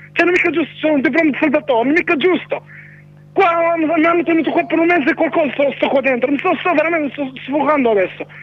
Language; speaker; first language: Italian; non-native, fluent; Arabic